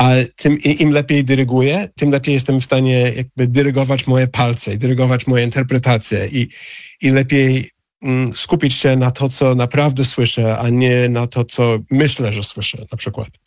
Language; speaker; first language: Polish; non-native, fluent; English